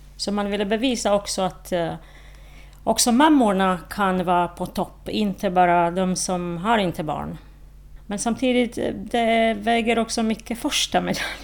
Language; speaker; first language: Swedish; non-native, fluent; Slovak